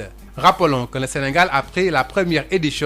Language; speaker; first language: French; non-native, local second language; Wolof